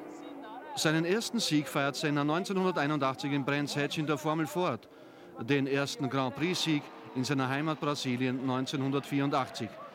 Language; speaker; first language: German; native; German